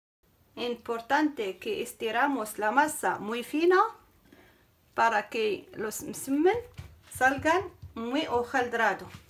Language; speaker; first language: Spanish; non-native, fluent; Arabic